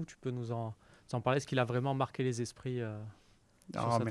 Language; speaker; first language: French; native; French